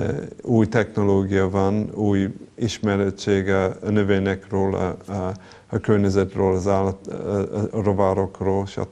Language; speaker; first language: Hungarian; non-native, fluent; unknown